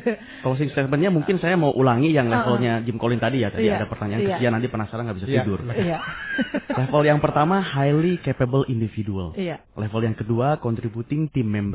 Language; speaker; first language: Indonesian; native; Indonesian